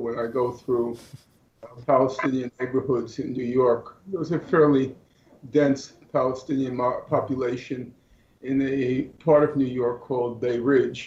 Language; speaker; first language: English; native; English